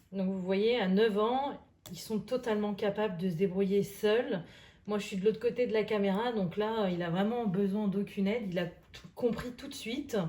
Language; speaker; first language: French; native; French